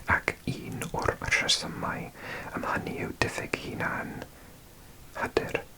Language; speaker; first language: Welsh; non-native, learner; English